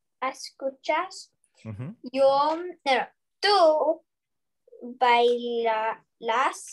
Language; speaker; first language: Spanish; non-native, learner; English